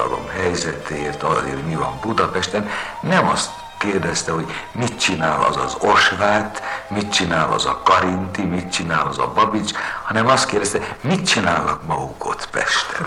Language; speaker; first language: Hungarian; native; Hungarian